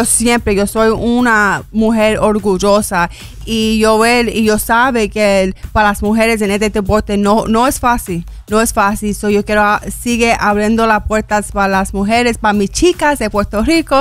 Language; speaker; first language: Spanish; early bilingual, heritage; English